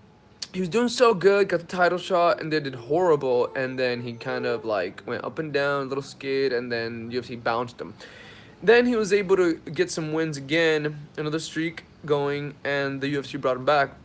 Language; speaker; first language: English; native; English